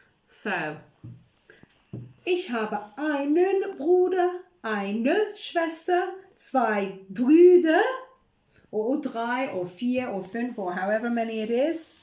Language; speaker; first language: German; non-native, fluent; English